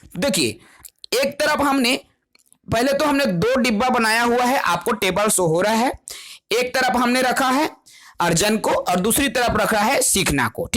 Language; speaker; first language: Hindi; non-native, local second language; Chhattisgarhi